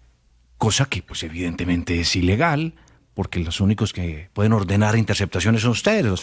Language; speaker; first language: Spanish; native; Spanish